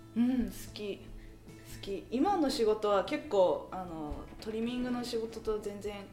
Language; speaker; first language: Japanese; early bilingual, heritage; English